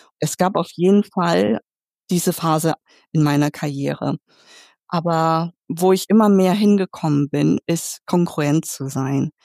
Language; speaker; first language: German; early bilingual, other home language; Vietnamese